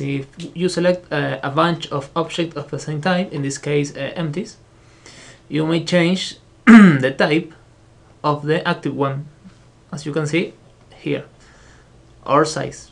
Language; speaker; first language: English; non-native, fluent; Spanish